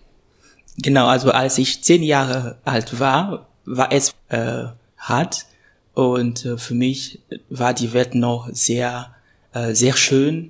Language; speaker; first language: German; non-native, fluent; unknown